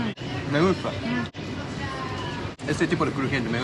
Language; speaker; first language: Spanish; non-native, learner; Japanese